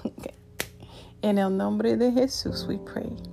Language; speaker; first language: Spanish; non-native, learner; English